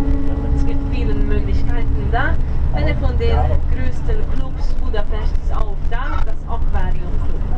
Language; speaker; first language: German; non-native, fluent; Hungarian